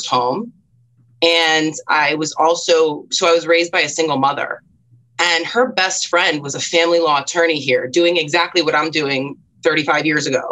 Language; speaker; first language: English; native; English